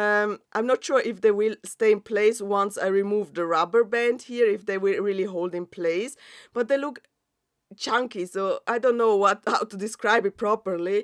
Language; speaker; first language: English; non-native, fluent; German